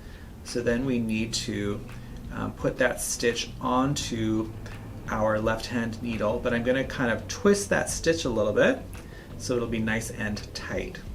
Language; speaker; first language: English; native; English